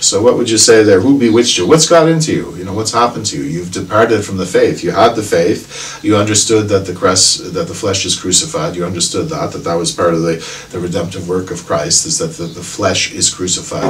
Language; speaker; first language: English; native; English